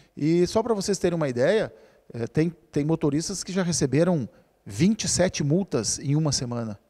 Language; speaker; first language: Portuguese; native; Portuguese